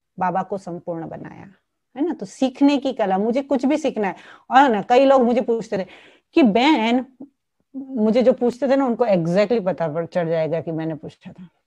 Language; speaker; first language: Hindi; non-native, local second language; Gujarati